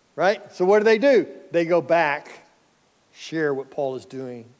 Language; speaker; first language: English; native; English